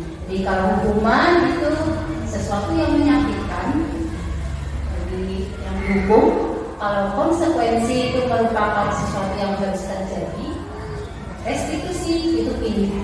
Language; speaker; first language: Indonesian; native; Indonesian